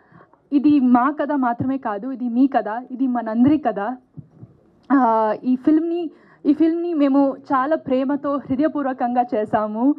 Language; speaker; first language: Telugu; non-native, learner; Tamil